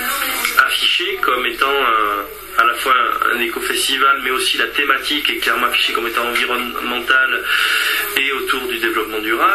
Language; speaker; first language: French; native; French